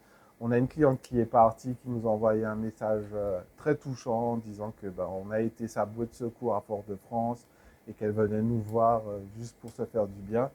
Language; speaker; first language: French; native; French